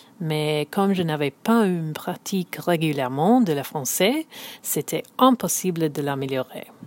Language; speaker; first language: French; non-native, learner; English